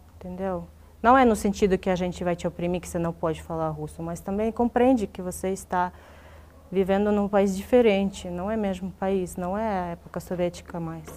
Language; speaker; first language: Portuguese; non-native, fluent; Russian